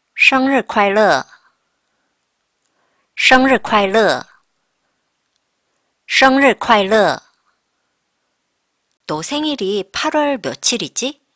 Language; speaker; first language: Chinese; non-native, fluent; Korean